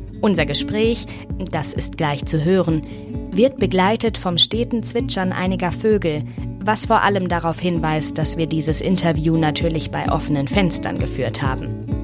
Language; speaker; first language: German; native; German